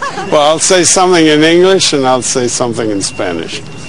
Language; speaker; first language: English; non-native, fluent; Spanish